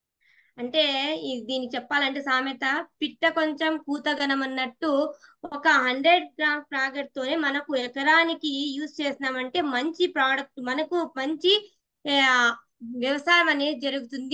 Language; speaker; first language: Telugu; native; Telugu